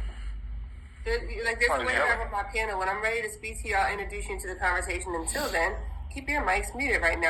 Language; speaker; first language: English; native; English